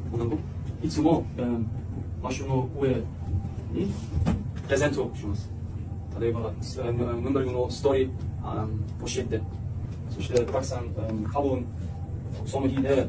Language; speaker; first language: Japanese; non-native, learner; German